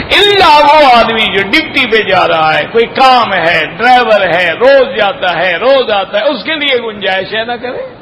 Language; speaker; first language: Urdu; native; Urdu